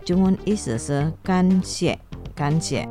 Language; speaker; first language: Chinese; non-native, learner; Indonesian